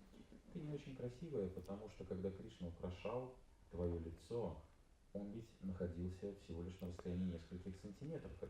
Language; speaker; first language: Russian; native; Russian